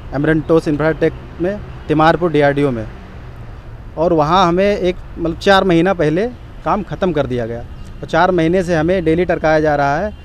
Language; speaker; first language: Hindi; native; Hindi